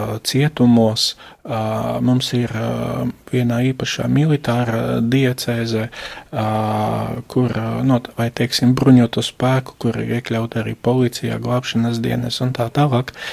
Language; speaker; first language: Latvian; non-native, fluent; Slovak